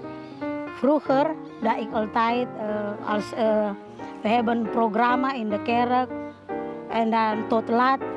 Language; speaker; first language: Dutch; non-native, learner; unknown